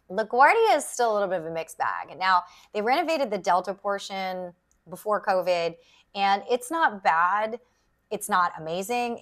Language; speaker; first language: English; native; English